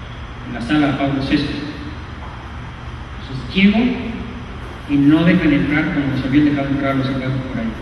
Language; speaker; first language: Spanish; native; Spanish